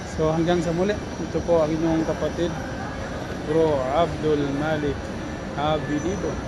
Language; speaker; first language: Filipino; non-native, local second language; Cebuano